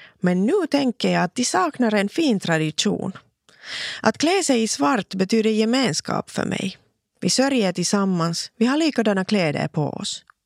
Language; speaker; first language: Swedish; non-native, local second language; Finnish